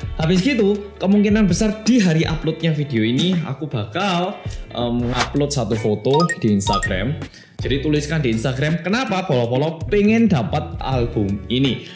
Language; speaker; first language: Indonesian; non-native, fluent; Korean